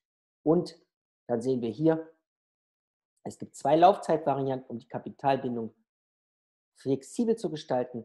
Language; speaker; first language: German; native; German